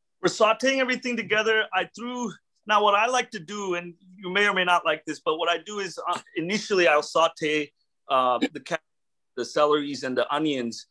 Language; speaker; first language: English; native; English